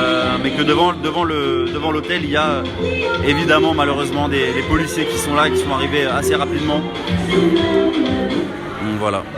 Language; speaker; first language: French; native; French